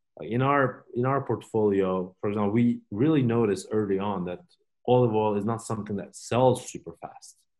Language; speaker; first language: English; non-native, fluent; Turkish